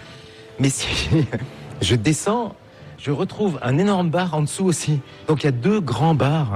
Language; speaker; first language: French; native; French